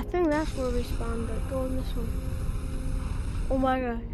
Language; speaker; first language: English; native; English